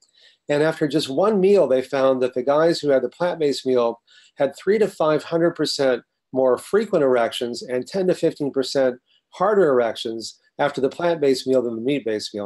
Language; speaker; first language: English; native; English